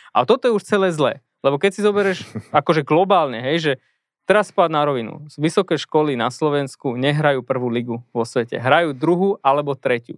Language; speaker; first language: Slovak; native; Slovak